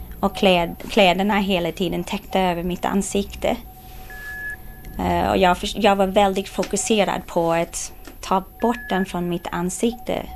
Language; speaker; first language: Swedish; non-native, fluent; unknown